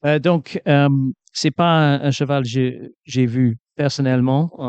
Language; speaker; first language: French; non-native, fluent; English